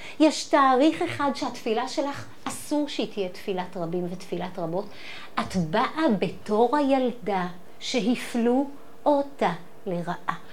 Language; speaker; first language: Hebrew; native; Hebrew